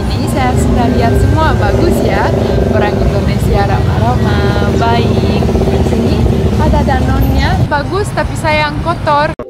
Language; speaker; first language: Indonesian; non-native, learner; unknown